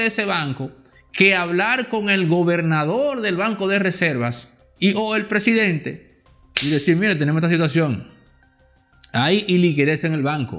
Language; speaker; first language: Spanish; native; Spanish